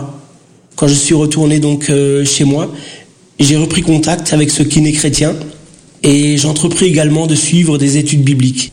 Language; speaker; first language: French; early bilingual, other home language; Portuguese